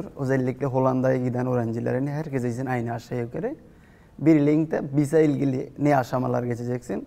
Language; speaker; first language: Turkish; non-native, fluent; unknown